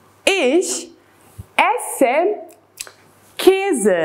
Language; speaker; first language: German; non-native, fluent; Serbian